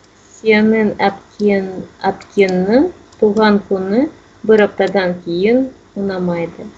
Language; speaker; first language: Kazakh; non-native, learner; Russian